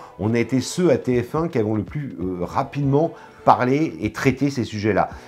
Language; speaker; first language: French; native; French